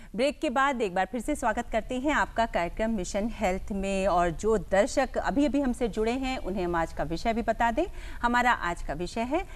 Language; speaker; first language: Hindi; native; Hindi